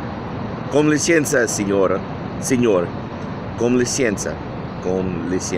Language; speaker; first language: Portuguese; non-native, learner; English